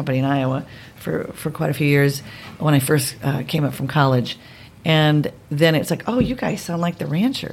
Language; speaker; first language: English; native; English